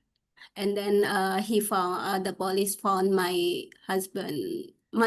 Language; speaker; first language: English; non-native, learner; Indonesian